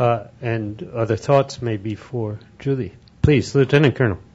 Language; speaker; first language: English; native; English